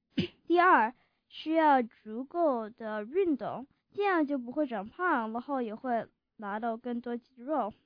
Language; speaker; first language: Chinese; early bilingual, heritage; Chinese